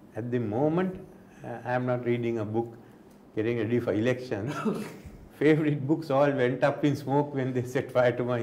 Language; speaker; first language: English; non-native, local second language; Sinhala